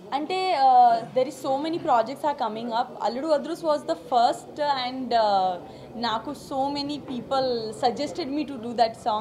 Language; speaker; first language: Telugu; non-native, learner; Gujarati